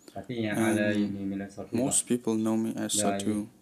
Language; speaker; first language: English; non-native, fluent; Burmese